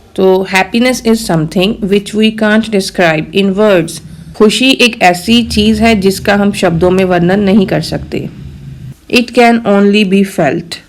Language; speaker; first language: Hindi; native; Hindi